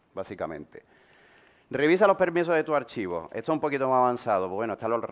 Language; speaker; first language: Spanish; native; Spanish